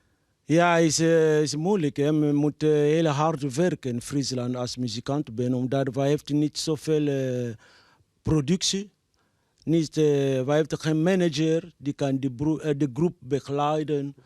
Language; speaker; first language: Dutch; non-native, fluent; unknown